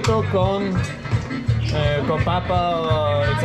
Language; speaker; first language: Spanish; non-native, fluent; Danish